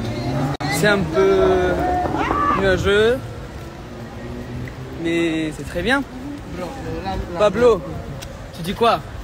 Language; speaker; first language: French; non-native, learner; Spanish